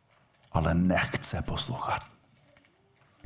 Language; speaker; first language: Czech; non-native, fluent; English